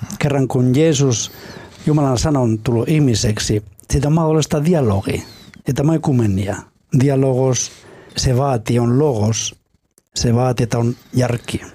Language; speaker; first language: Finnish; non-native, fluent; Spanish